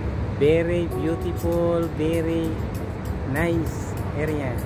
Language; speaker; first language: English; non-native, local second language; Filipino